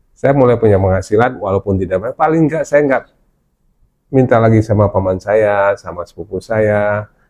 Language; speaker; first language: Indonesian; non-native, local second language; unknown